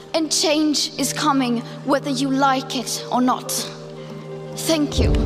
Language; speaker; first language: English; non-native, fluent; Norwegian